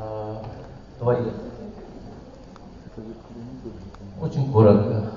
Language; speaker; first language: Russian; non-native, learner; Persian